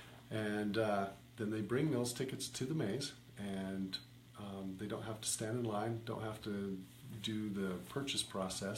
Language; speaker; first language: English; native; English